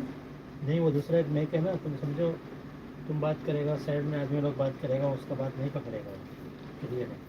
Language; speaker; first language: Hindi; non-native, learner; Bangla